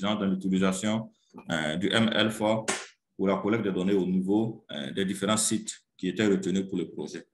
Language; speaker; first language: French; non-native, local second language; Mossi